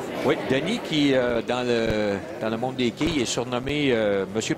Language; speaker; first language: French; native; French